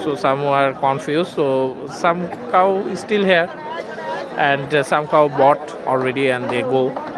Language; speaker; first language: English; non-native, local second language; Bangla